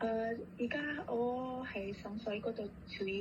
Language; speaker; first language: Chinese; non-native, learner; Indonesian